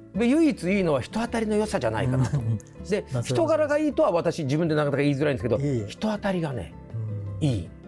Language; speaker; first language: Japanese; native; Japanese